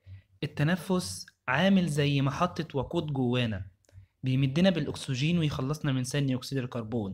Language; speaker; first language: Arabic; native; Arabic